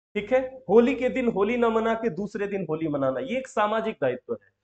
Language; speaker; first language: Hindi; native; Hindi